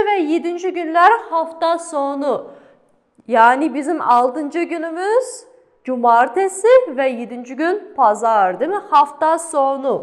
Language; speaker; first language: Turkish; non-native, fluent; Kazakh